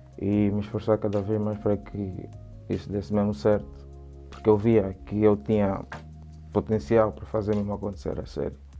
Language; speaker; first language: Portuguese; native; Portuguese